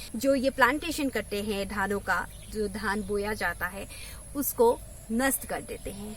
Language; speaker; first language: Hindi; non-native, local second language; Assamese